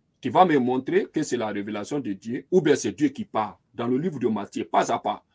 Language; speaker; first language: French; non-native, local second language; Lingala